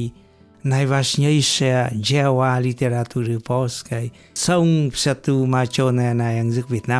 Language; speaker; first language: Polish; non-native, fluent; Vietnamese